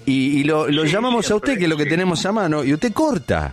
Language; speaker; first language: Spanish; native; Spanish